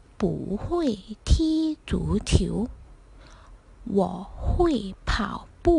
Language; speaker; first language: Chinese; non-native, fluent; Thai